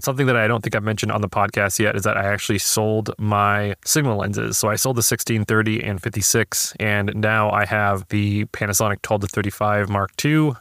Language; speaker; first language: English; native; English